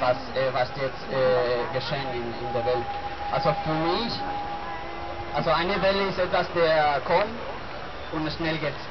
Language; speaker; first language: German; non-native, learner; Spanish